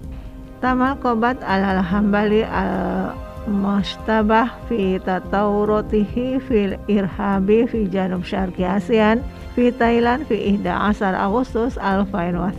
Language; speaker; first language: Arabic; non-native, fluent; Indonesian